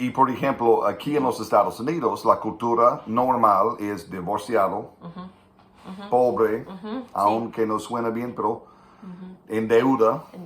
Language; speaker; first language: Spanish; non-native, fluent; English